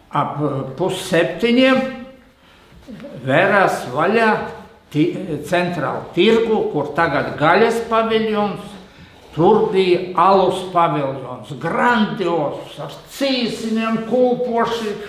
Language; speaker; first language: Latvian; non-native, local second language; Russian